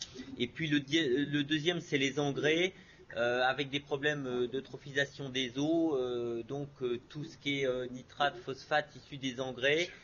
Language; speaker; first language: French; native; French